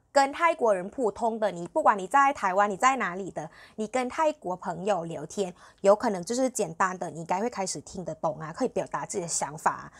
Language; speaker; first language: Chinese; non-native, fluent; Thai